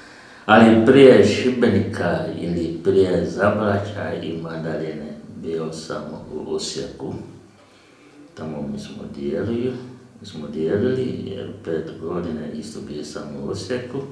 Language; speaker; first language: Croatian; non-native, learner; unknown